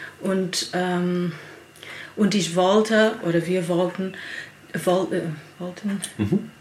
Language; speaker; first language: German; non-native, learner; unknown